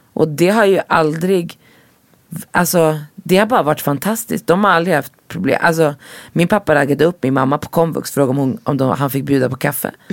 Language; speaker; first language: Swedish; early bilingual, other home language; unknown